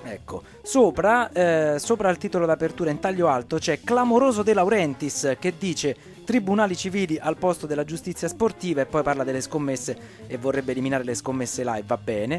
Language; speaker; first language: Italian; native; Italian